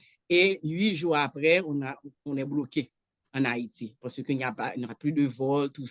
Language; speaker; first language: French; non-native, local second language; Haitian Creole